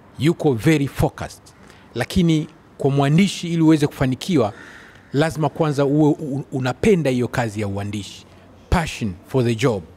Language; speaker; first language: Swahili; native; Swahili